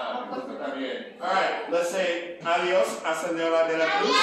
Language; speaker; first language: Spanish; non-native, learner; English